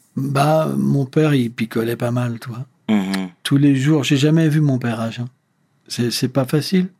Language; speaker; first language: French; native; French